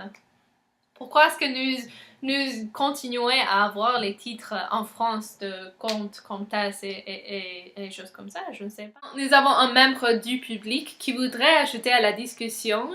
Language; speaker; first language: French; non-native, learner; English